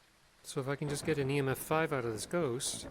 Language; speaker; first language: English; native; English